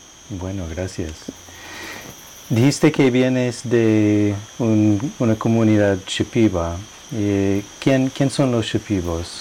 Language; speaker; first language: Spanish; non-native, learner; English